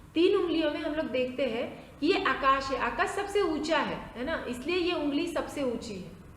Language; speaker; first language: Hindi; non-native, local second language; Marathi